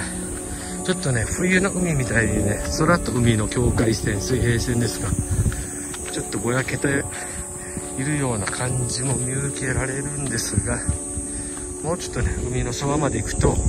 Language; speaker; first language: Japanese; native; Japanese